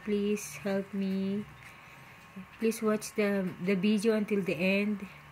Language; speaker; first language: English; non-native, local second language; Filipino